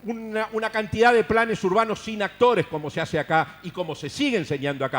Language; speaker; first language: Spanish; native; Spanish